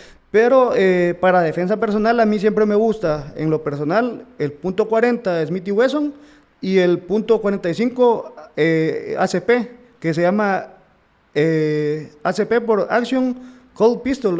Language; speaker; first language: Spanish; native; Spanish